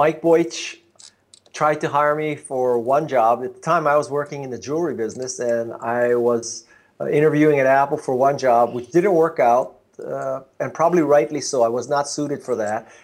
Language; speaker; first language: English; native; English